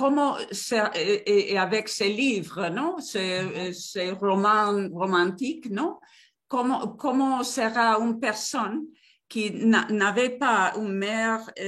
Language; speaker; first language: French; non-native, learner; Spanish